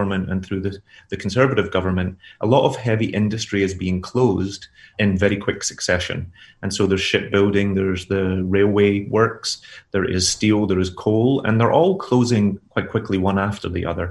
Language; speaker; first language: English; native; English